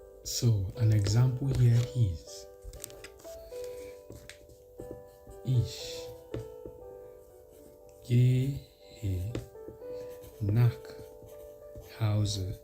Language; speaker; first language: German; non-native, learner; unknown